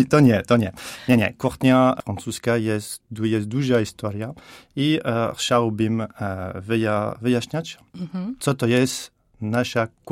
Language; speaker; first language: Polish; non-native, learner; French